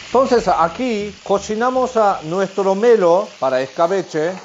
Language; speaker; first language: Spanish; non-native, learner; Japanese